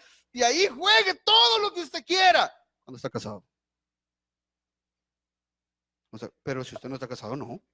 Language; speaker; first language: Spanish; native; Spanish